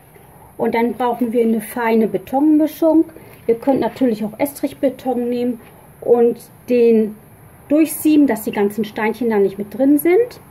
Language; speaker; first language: German; native; German